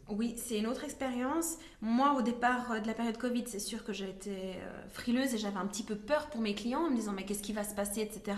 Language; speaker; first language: French; native; French